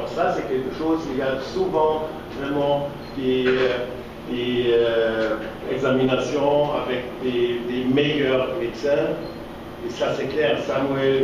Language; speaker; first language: French; non-native, fluent; German